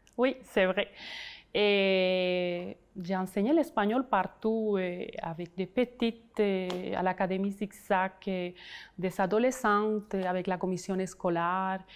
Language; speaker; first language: French; non-native, fluent; Spanish